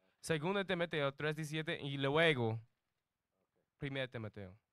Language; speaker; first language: Spanish; non-native, learner; English